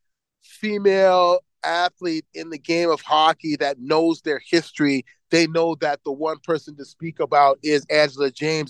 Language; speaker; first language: English; native; English